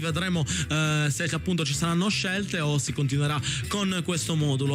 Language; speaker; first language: Italian; native; Italian